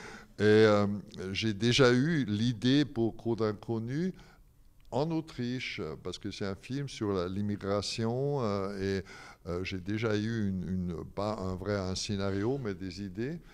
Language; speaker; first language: French; non-native, fluent; German